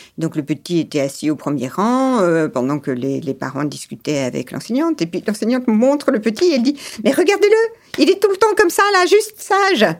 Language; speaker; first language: French; early bilingual, other home language; English